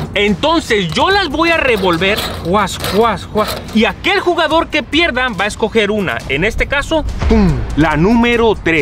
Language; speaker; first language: Spanish; native; Spanish